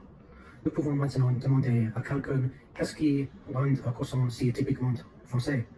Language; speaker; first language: French; non-native, learner; English